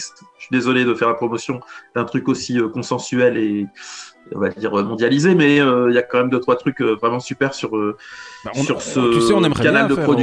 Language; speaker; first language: French; native; French